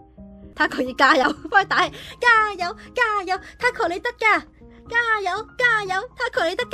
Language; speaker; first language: Cantonese; native; Cantonese